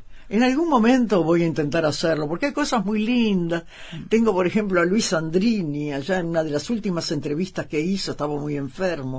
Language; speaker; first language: Spanish; native; Spanish